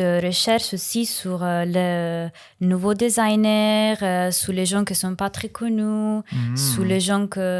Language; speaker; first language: French; non-native, learner; Italian